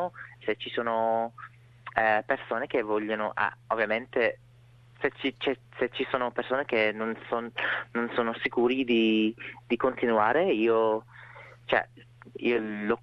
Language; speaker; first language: Italian; non-native, fluent; English